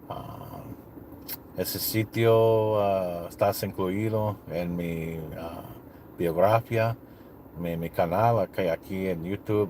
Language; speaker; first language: Spanish; non-native, learner; English